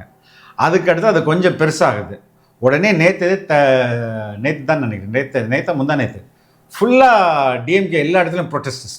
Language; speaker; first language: Tamil; native; Tamil